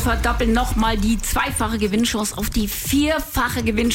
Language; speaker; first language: German; native; German